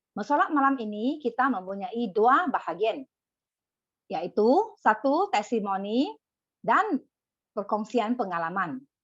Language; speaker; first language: Malay; non-native, local second language; Min Nan Chinese